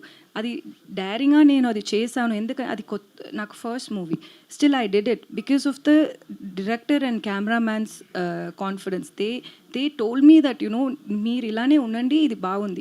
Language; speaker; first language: Telugu; non-native, learner; Tamil